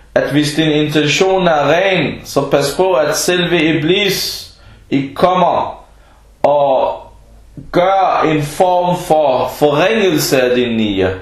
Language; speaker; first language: Danish; early bilingual, other home language; Arabic